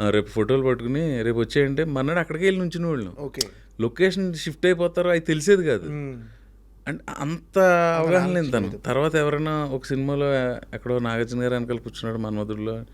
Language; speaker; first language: Telugu; native; Telugu